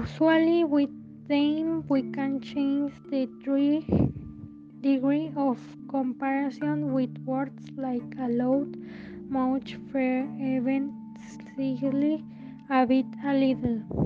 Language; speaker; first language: English; non-native, learner; Spanish